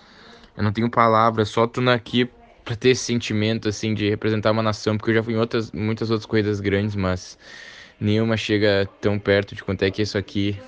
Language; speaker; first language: Portuguese; native; Portuguese